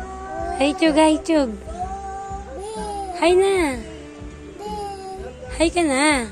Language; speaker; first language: Filipino; native; Filipino